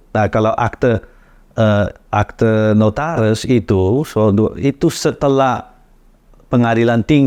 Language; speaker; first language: Indonesian; non-native, learner; Dutch